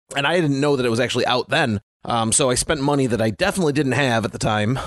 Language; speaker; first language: English; native; English